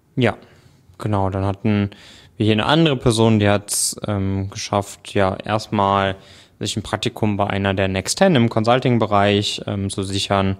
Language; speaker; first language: German; native; German